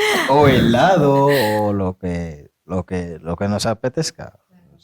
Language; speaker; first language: Spanish; non-native, fluent; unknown